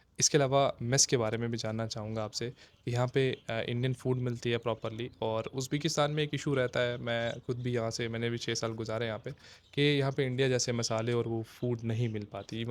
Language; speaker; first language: Hindi; native; Hindi